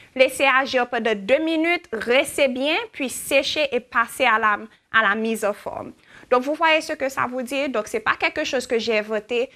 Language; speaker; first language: French; native; French